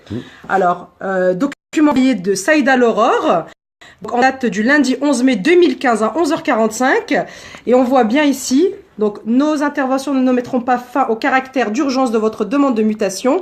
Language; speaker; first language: French; native; French